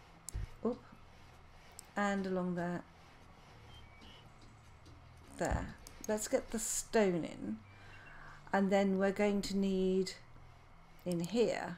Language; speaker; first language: English; native; English